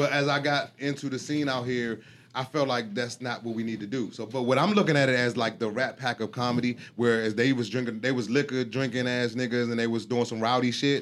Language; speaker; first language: English; native; English